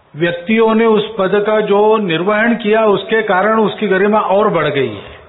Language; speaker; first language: Hindi; non-native, local second language; Marathi